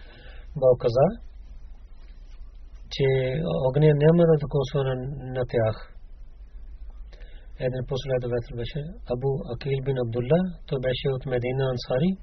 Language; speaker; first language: Bulgarian; non-native, learner; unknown